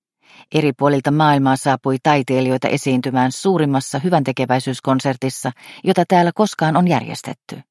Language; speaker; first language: Finnish; native; Finnish